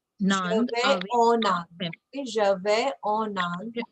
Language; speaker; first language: French; non-native, fluent; Hindi